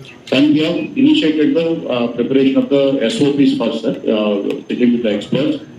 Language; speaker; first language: English; non-native, local second language; Telugu